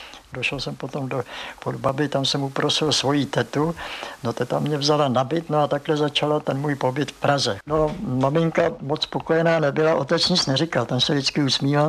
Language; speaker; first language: Czech; native; Czech